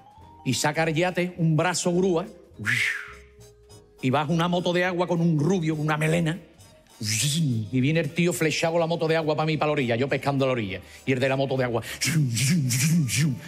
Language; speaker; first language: Spanish; native; Spanish